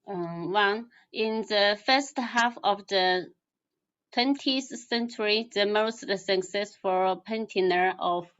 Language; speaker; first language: English; non-native, learner; Chinese